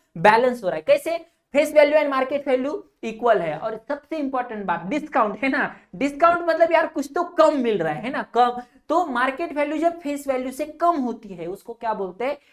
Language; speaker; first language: Hindi; non-native, local second language; Marathi